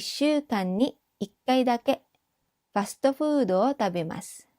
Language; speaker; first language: Japanese; non-native, fluent; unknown